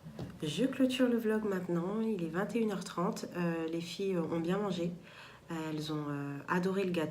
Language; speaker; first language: French; native; French